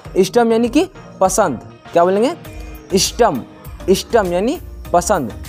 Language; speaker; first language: Hindi; native; Hindi